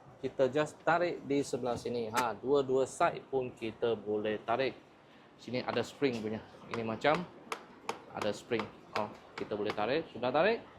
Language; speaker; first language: Malay; non-native, local second language; Chinese